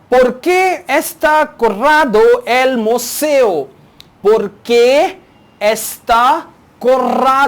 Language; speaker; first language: Spanish; non-native, learner; Urdu